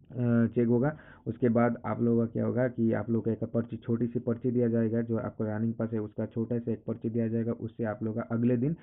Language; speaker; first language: Hindi; non-native, local second language; Assamese